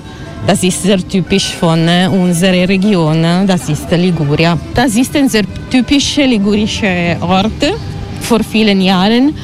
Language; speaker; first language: German; non-native, learner; Italian